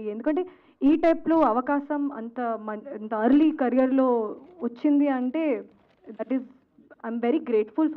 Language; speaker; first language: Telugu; non-native, local second language; Hindi